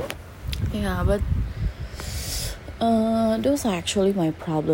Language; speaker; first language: English; non-native, fluent; Indonesian